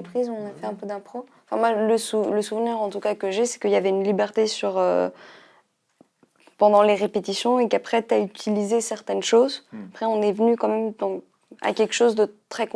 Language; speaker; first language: French; early bilingual, heritage; French